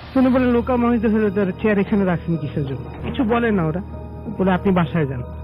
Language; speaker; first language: Bangla; early bilingual, heritage; Bangla